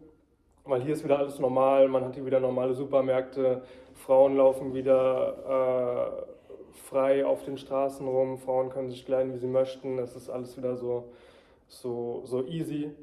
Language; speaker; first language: German; early bilingual, heritage; German